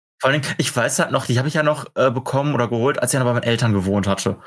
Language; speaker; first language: German; native; German